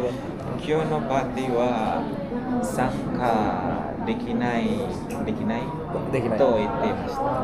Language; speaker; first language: Japanese; non-native, learner; Filipino